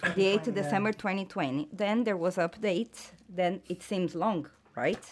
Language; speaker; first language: English; non-native, fluent; Portuguese